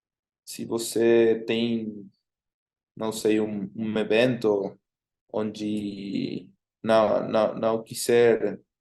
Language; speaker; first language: Portuguese; non-native, fluent; Spanish